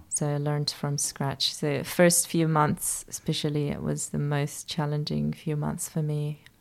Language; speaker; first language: English; early bilingual, other home language; Persian